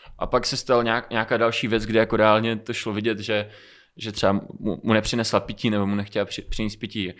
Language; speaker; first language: Czech; early bilingual, other home language; Romanian